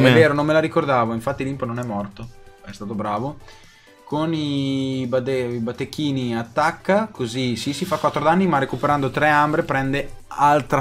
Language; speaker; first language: Italian; native; Italian